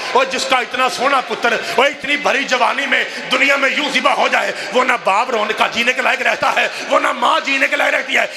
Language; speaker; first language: Urdu; non-native, local second language; Punjabi